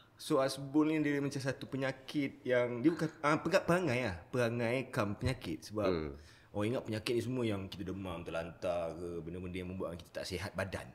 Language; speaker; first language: Malay; native; Malay